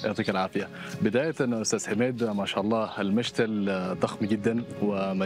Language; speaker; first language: Arabic; native; Arabic